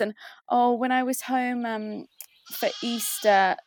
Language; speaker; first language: English; native; English